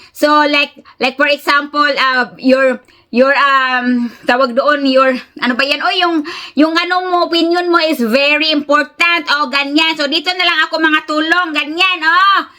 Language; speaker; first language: Filipino; native; Filipino